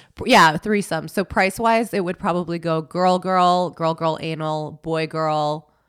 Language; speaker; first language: English; native; English